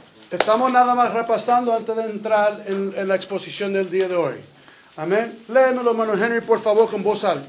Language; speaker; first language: Spanish; native; Spanish